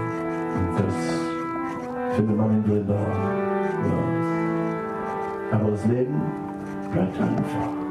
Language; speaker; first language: German; non-native, fluent; Dutch